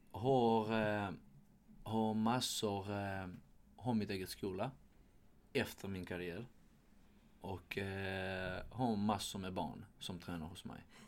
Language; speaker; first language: Swedish; non-native, fluent; Georgian